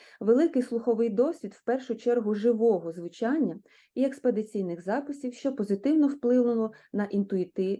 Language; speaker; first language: Ukrainian; native; Ukrainian